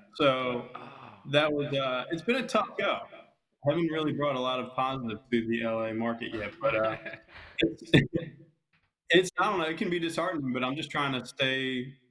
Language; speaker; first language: English; native; English